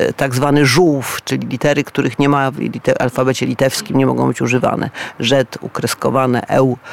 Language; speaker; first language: Polish; native; Polish